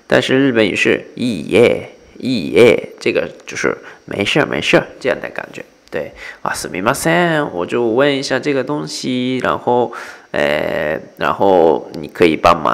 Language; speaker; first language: Chinese; non-native, fluent; Japanese